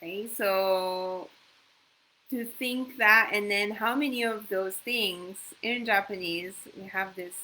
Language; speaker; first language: English; non-native, fluent; Japanese